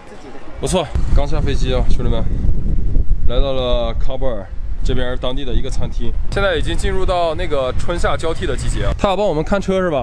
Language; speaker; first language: Chinese; native; Chinese